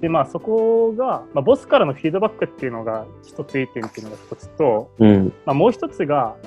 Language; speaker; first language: Japanese; native; Japanese